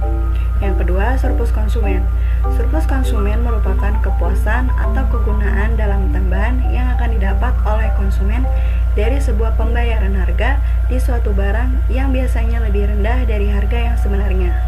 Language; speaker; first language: Indonesian; native; Indonesian